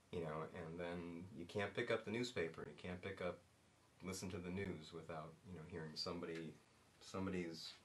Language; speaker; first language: English; native; English